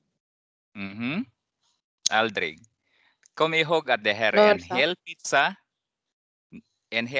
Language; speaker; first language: Swedish; non-native, fluent; Arabic